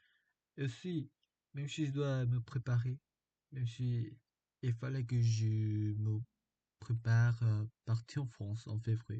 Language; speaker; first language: French; non-native, learner; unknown